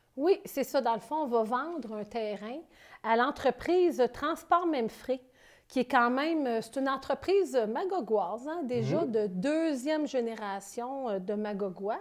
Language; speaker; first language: French; native; French